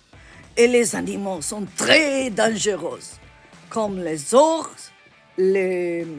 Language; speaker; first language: French; non-native, learner; Italian